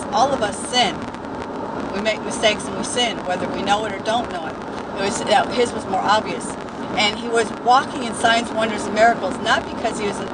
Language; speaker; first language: English; native; English